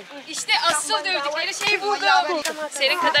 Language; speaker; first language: Turkish; native; Turkish